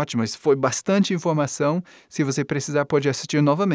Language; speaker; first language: Portuguese; non-native, fluent; English